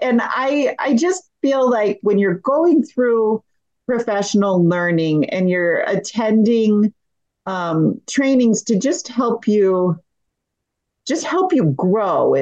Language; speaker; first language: English; native; English